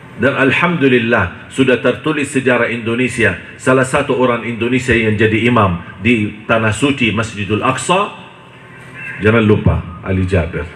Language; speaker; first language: Indonesian; non-native, fluent; Arabic